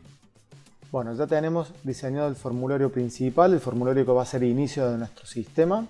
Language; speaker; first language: Spanish; native; Spanish